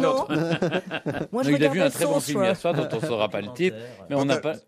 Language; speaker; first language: French; native; French